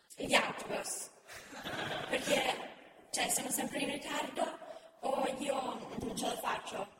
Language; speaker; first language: Italian; non-native, learner; English